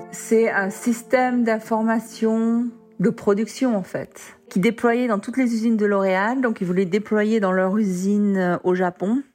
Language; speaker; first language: French; native; French